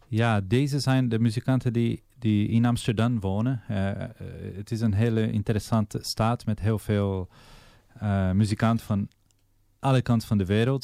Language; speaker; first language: Dutch; non-native, fluent; Portuguese